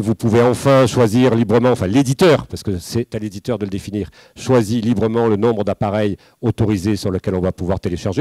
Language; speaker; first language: French; native; French